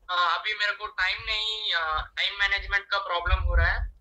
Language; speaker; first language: Hindi; native; Hindi